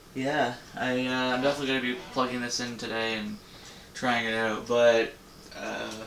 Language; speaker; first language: English; native; English